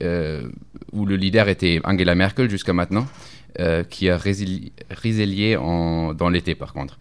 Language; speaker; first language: French; non-native, fluent; German